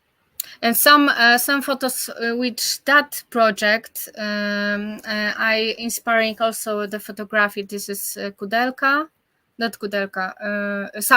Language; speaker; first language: English; non-native, learner; Polish